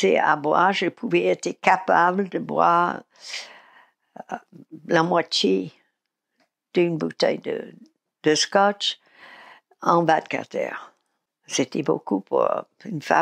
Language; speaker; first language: French; non-native, fluent; English